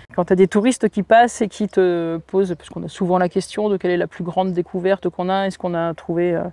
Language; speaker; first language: French; native; French